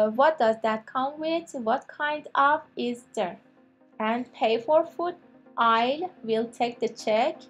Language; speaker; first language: English; non-native, fluent; Persian